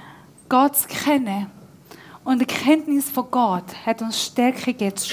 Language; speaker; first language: German; non-native, learner; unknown